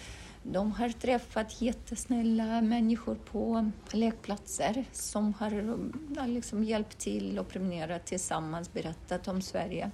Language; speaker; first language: Swedish; non-native, fluent; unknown